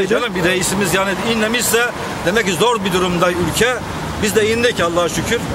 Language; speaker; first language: Turkish; native; Turkish